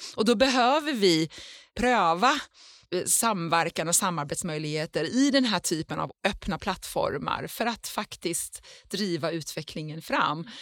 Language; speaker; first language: Swedish; non-native, fluent; Persian